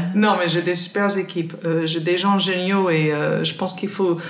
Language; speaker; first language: French; non-native, fluent; English